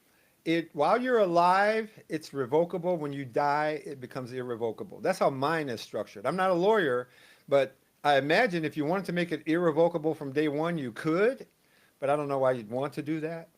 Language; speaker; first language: English; native; English